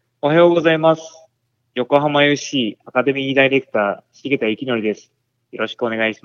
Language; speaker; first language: Japanese; native; Japanese